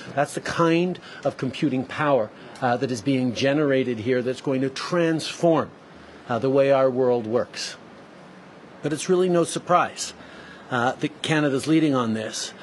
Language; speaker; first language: English; early bilingual, other home language; French